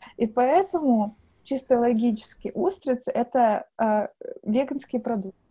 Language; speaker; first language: Russian; native; Russian